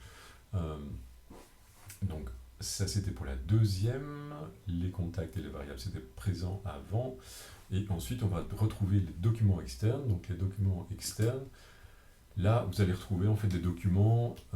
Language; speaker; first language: French; native; French